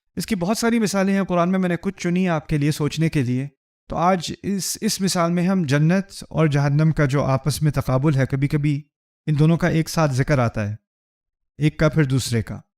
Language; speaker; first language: Urdu; early bilingual, heritage; Urdu